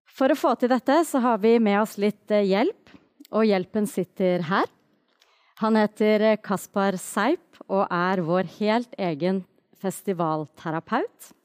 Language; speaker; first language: Norwegian; native; Norwegian